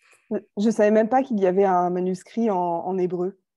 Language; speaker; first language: French; native; French